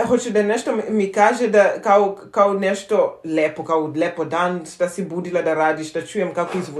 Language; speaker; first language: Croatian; non-native, fluent; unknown